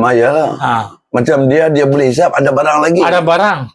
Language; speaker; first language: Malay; non-native, local second language; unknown